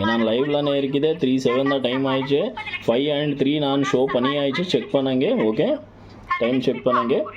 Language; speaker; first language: Tamil; non-native, learner; Kannada